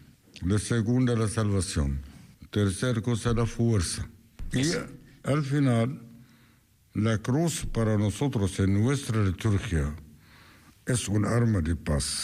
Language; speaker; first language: Spanish; non-native, fluent; Arabic